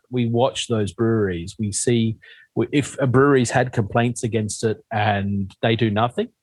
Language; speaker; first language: English; native; English